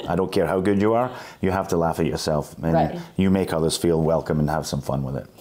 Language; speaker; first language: English; native; English